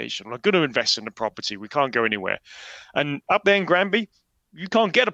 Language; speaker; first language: English; native; English